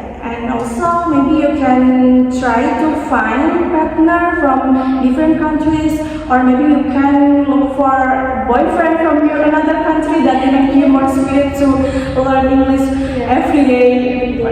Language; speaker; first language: English; non-native, fluent; Indonesian